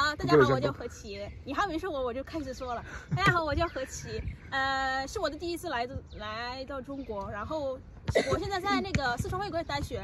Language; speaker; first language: Chinese; non-native, learner; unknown